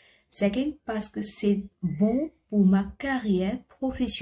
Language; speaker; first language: French; non-native, fluent; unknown